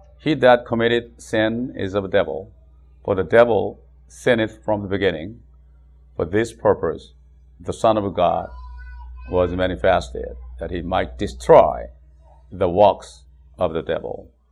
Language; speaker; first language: English; non-native, fluent; Korean